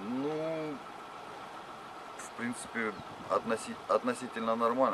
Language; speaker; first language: Russian; native; Russian